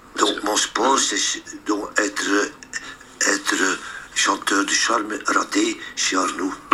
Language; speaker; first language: French; non-native, local second language; Dutch